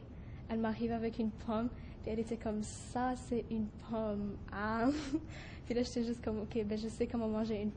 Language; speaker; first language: French; early bilingual, other home language; Arabic